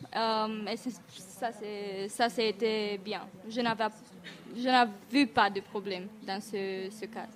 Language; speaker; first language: French; non-native, learner; Romanian